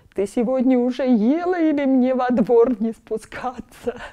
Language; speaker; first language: Russian; non-native, local second language; Armenian